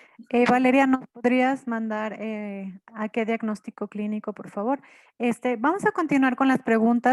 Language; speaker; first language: Spanish; native; Spanish